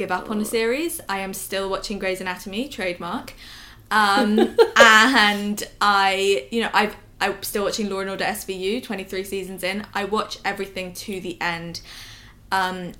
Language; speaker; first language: English; native; English